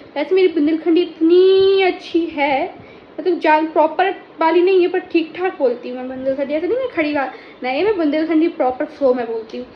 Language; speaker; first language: Hindi; native; Hindi